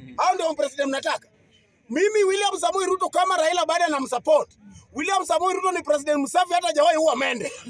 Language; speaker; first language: Swahili; non-native, local second language; Luo (Kenya and Tanzania)